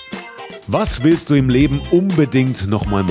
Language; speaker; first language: German; native; German